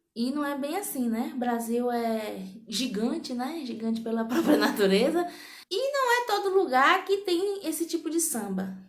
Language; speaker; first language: Portuguese; native; Portuguese